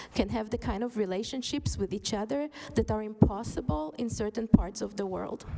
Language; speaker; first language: English; non-native, fluent; Hebrew